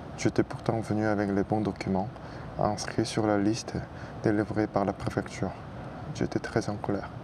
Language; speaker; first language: French; non-native, fluent; Korean